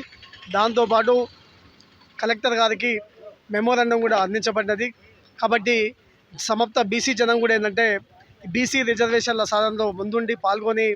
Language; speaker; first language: Telugu; native; Telugu